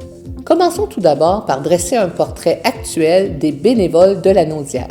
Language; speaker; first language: French; native; French